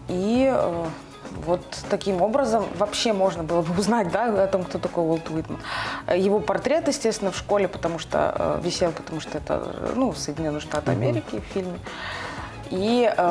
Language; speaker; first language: Russian; native; Russian